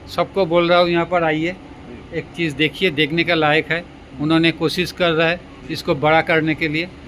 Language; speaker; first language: Hindi; non-native, local second language; Bangla